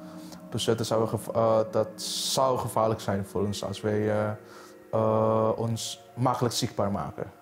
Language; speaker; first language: Dutch; non-native, fluent; Indonesian